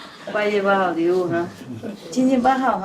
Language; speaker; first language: Chinese; non-native, fluent; Vietnamese